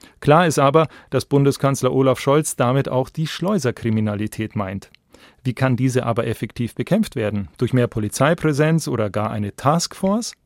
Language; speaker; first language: German; native; German